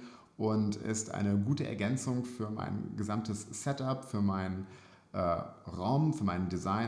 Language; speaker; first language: German; native; German